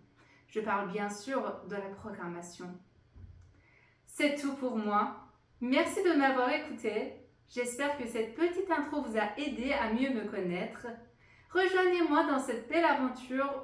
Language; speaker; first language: French; non-native, fluent; Persian